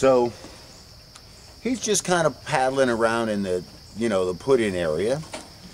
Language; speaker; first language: English; native; English